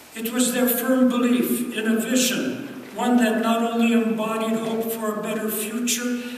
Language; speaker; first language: English; early bilingual, other home language; Ukrainian